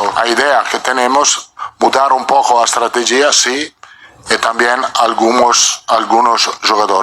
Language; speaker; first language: Portuguese; non-native, learner; Italian